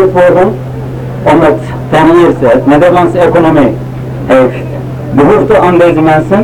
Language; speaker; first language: Dutch; non-native, learner; Turkish